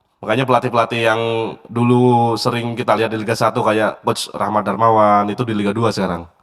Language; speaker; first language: Indonesian; native; Indonesian